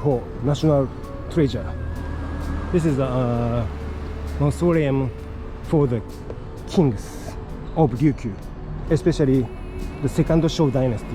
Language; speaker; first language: English; non-native, learner; Japanese